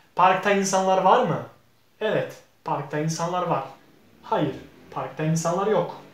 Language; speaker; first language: Turkish; non-native, fluent; Bosnian